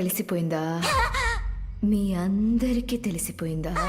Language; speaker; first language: Telugu; native; Telugu